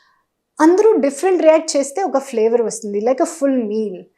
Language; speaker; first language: Telugu; non-native, fluent; Hindi